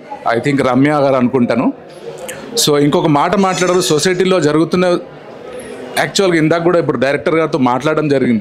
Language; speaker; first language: Telugu; native; Telugu